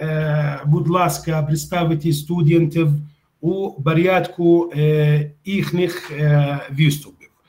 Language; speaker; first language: Ukrainian; non-native, fluent; Arabic